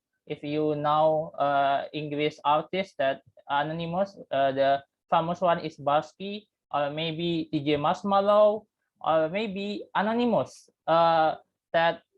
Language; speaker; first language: English; non-native, learner; Indonesian